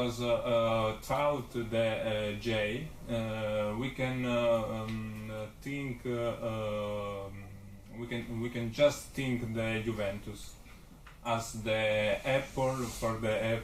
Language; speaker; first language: English; non-native, learner; Italian